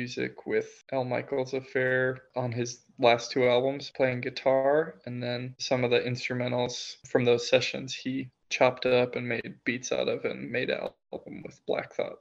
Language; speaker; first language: English; native; English